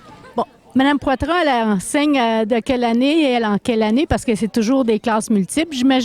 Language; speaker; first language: French; native; French